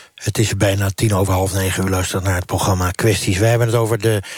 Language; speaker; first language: Dutch; native; Dutch